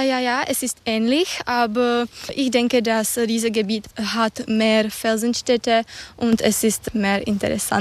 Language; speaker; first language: German; non-native, learner; Czech